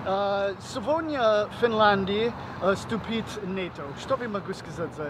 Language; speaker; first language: Russian; non-native, learner; English